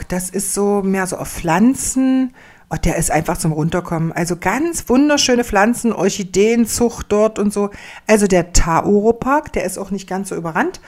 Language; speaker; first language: German; native; German